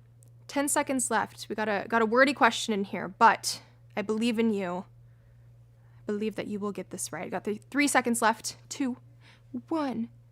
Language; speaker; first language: English; native; English